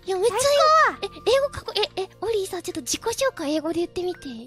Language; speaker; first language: Japanese; native; Japanese